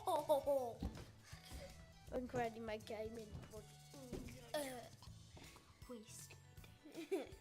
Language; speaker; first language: Welsh; non-native, local second language; English